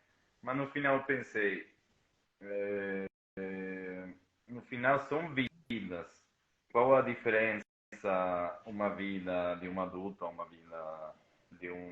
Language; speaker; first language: Portuguese; non-native, fluent; Spanish